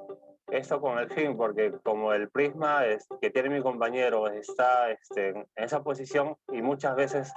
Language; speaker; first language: Spanish; native; Spanish